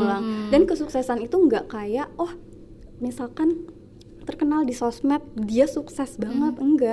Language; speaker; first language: Indonesian; native; Indonesian